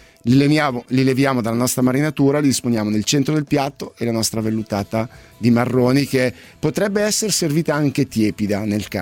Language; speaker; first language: Italian; native; Italian